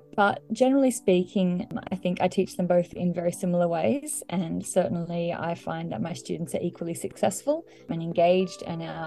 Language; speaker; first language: English; native; English